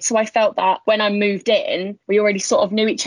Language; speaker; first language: English; native; English